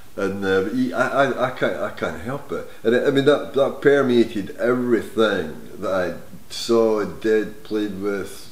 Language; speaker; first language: English; native; English